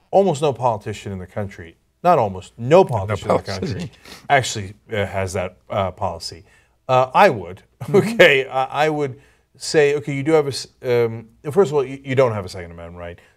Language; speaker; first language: English; non-native, fluent; Turkish